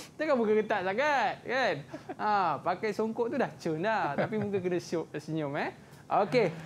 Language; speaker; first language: Malay; native; Malay